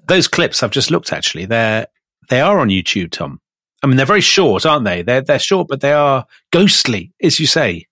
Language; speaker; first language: English; native; English